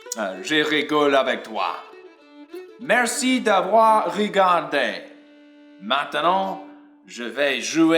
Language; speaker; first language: French; non-native, learner; English